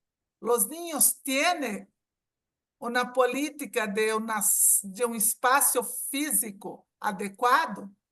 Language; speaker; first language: Portuguese; non-native, fluent; Spanish